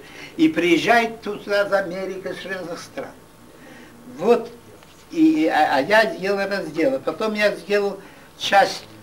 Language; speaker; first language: Russian; non-native, local second language; Yiddish